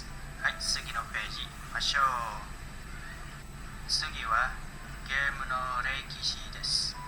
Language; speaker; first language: Japanese; non-native, learner; Indonesian